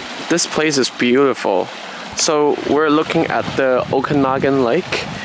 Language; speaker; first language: English; non-native, local second language; Cantonese